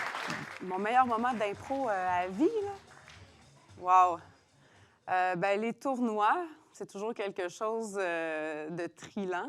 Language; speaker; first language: French; native; French